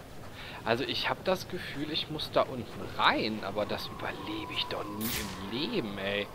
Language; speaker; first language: German; native; German